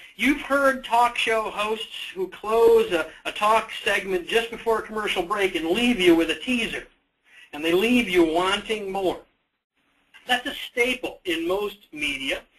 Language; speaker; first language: English; native; English